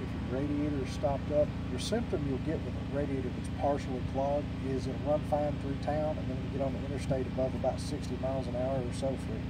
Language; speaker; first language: English; native; English